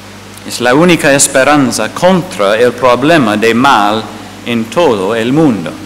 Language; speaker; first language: Spanish; non-native, fluent; English